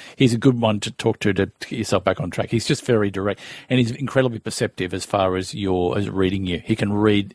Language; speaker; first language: English; native; English